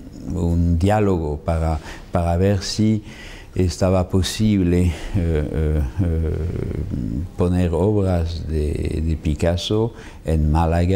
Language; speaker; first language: Spanish; non-native, fluent; French